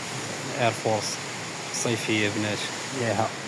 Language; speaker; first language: Arabic; native; Arabic